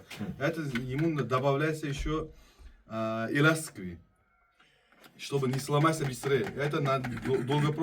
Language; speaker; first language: Russian; non-native, fluent; Uzbek